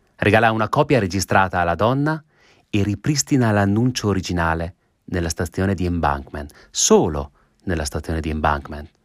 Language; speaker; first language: Italian; native; Italian